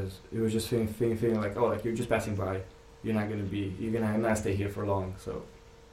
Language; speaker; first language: English; non-native, fluent; Romanian